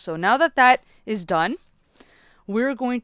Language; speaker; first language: English; native; English